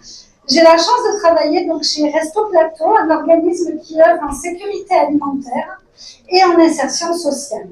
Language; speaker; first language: French; native; French